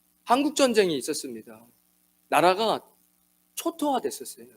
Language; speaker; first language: Korean; native; Korean